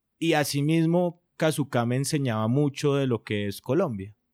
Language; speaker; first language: Spanish; native; Spanish